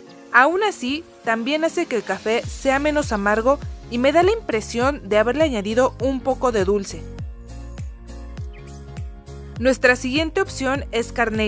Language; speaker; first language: Spanish; native; Spanish